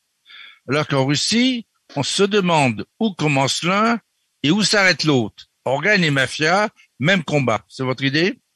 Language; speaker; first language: French; native; French